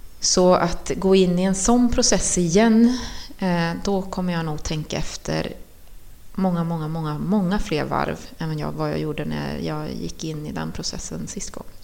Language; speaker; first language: Swedish; early bilingual, other home language; Spanish